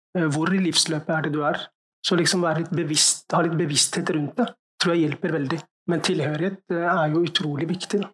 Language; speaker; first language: Norwegian; early bilingual, other home language; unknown